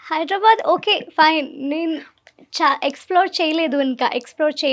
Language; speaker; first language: Telugu; non-native, learner; Malayalam